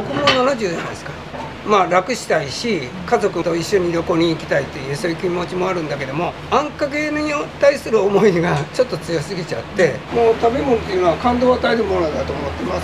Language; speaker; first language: Japanese; native; Japanese